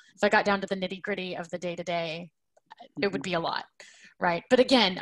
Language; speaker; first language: English; native; English